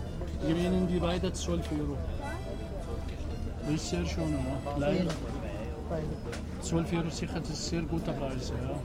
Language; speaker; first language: German; non-native, learner; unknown